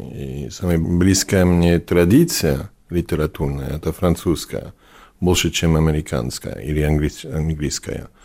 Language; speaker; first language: Russian; non-native, fluent; English